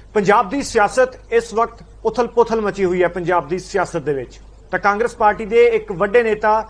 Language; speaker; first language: Hindi; non-native, local second language; Punjabi